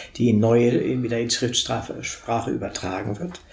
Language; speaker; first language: German; native; German